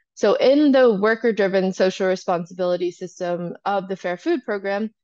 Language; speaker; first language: English; native; English